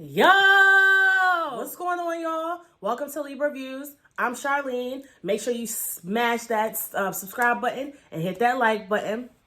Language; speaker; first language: English; native; English